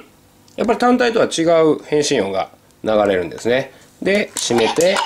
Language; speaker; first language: Japanese; native; Japanese